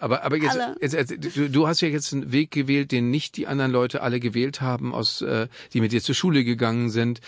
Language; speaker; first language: German; native; German